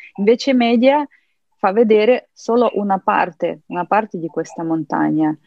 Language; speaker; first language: Italian; non-native, fluent; Ukrainian